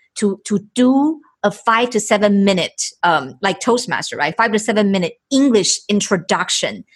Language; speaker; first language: English; non-native, fluent; Chinese